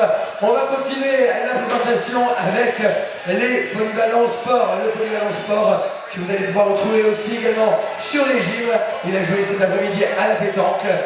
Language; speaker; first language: French; native; French